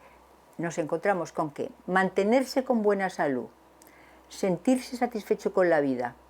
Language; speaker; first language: Spanish; native; Spanish